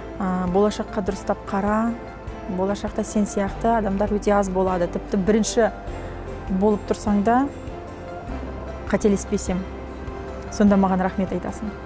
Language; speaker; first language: Kazakh; non-native, local second language; Russian